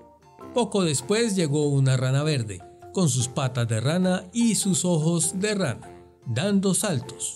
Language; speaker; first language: Spanish; native; Spanish